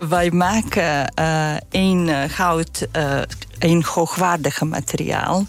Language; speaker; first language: Dutch; non-native, fluent; Serbian